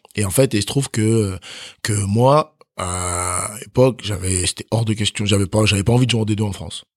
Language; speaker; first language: French; early bilingual, other home language; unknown